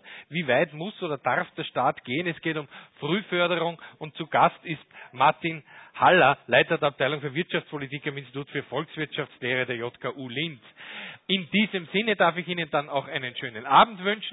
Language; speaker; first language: German; native; German